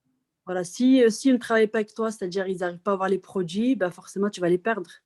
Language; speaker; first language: French; non-native, local second language; Arabic